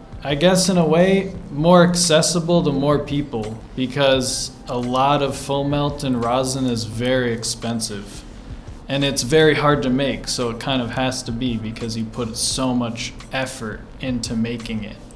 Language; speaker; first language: English; native; English